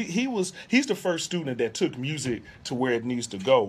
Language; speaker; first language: English; native; English